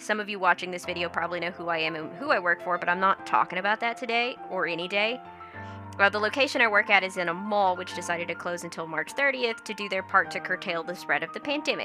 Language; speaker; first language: English; native; English